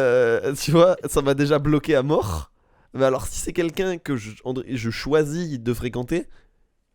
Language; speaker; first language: French; native; French